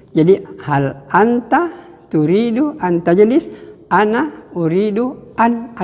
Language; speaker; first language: Arabic; non-native, fluent; Indonesian